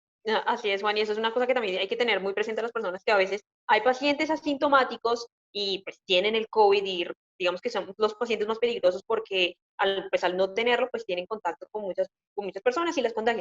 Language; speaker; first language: Spanish; native; Spanish